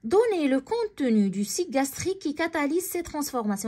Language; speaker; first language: French; non-native, local second language; Arabic